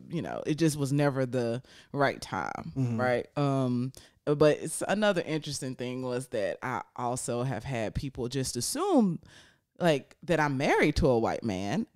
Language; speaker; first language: English; native; English